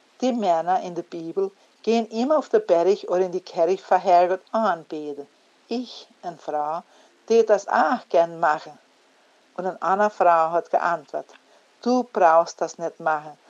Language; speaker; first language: German; early bilingual, heritage; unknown